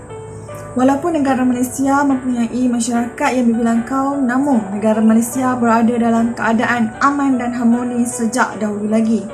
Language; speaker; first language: Malay; native; Malay